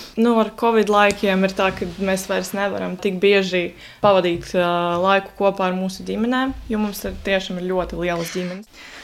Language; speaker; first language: Latvian; non-native, local second language; Russian